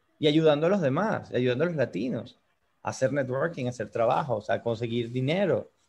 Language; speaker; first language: Spanish; native; Spanish